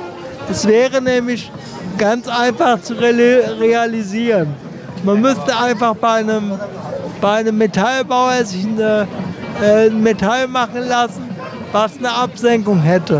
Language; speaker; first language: German; native; German